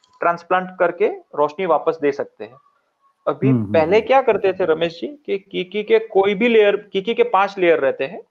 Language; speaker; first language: Hindi; non-native, local second language; Gujarati